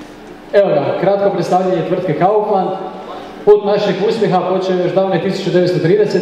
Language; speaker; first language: Croatian; native; Croatian